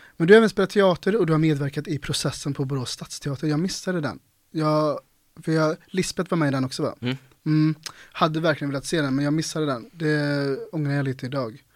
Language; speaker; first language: Swedish; native; Swedish